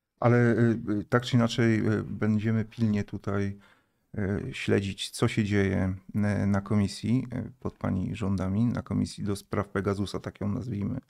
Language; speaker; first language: Polish; native; Polish